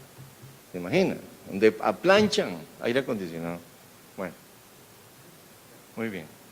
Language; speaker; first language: Spanish; native; Spanish